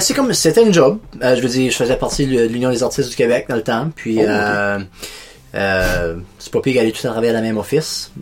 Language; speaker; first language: French; native; French